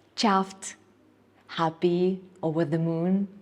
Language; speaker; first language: English; non-native, fluent; Ukrainian